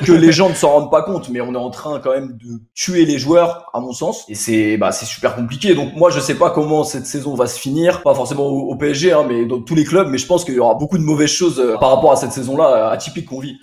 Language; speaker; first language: French; native; French